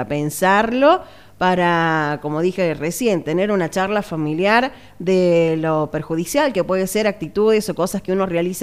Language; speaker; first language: Spanish; native; Spanish